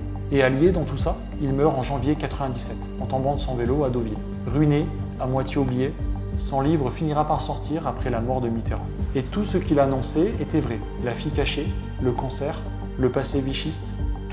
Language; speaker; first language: French; native; French